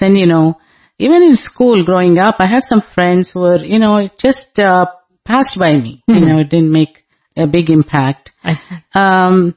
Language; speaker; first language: English; non-native, local second language; Telugu